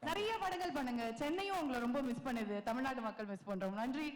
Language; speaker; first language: Tamil; native; Tamil